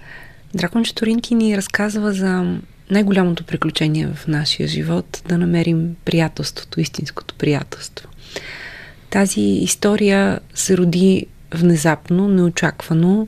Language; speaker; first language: Bulgarian; native; Bulgarian